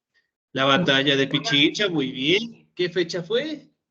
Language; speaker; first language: Spanish; native; Spanish